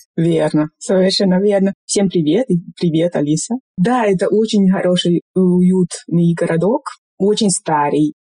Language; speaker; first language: Russian; non-native, fluent; Hungarian